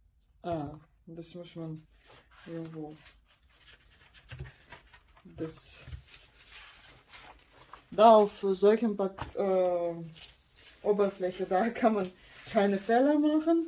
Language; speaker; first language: German; non-native, learner; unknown